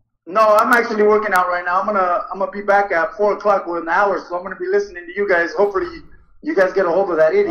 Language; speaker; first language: English; early bilingual, other home language; Spanish